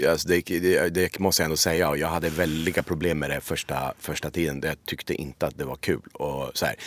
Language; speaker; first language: Swedish; early bilingual, other home language; Persian